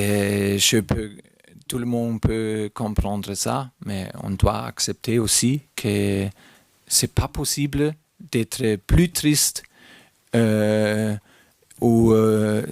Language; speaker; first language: French; non-native, fluent; German